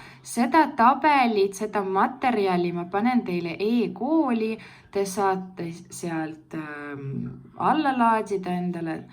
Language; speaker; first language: Estonian; non-native, local second language; Russian